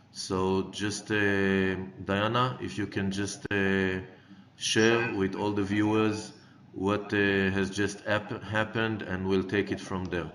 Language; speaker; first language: English; non-native, fluent; Hebrew